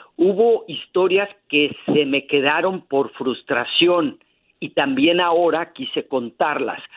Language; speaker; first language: Spanish; native; Spanish